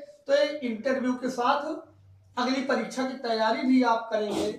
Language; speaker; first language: Hindi; native; Hindi